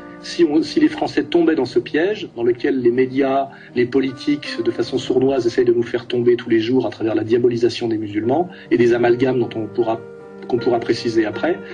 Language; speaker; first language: French; native; French